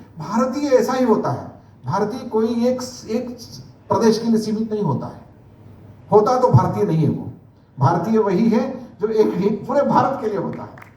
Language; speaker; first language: Hindi; non-native, local second language; Kannada